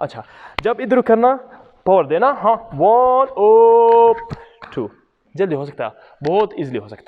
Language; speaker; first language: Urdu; non-native, local second language; Punjabi